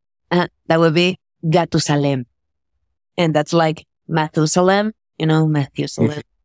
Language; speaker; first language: English; non-native, fluent; Spanish